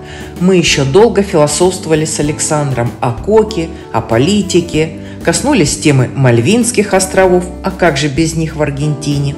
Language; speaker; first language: Russian; native; Russian